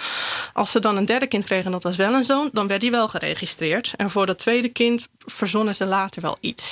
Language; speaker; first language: Dutch; native; Dutch